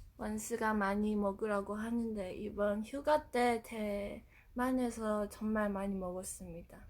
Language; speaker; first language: Korean; non-native, fluent; Japanese